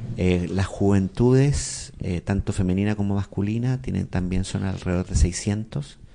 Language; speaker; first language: Spanish; native; Spanish